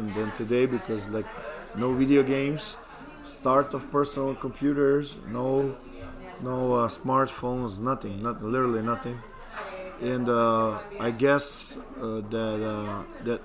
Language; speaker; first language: English; non-native, fluent; Serbian